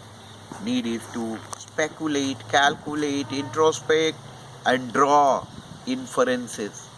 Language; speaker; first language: English; non-native, local second language; Hindi